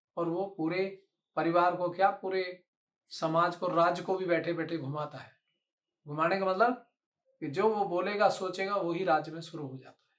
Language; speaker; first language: Hindi; native; Hindi